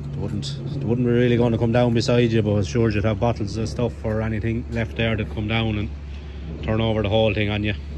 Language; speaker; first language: English; native; English